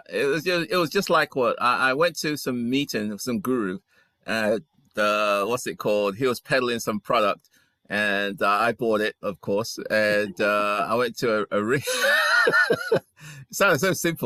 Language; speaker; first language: English; native; English